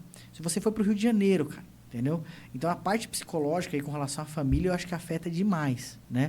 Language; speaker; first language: Portuguese; native; Portuguese